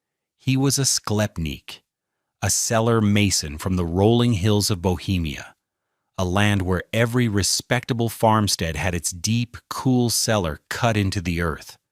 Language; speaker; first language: English; native; English